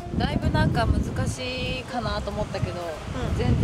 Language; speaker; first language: Japanese; native; Japanese